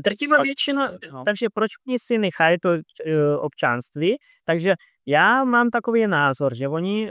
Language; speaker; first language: Czech; non-native, fluent; Russian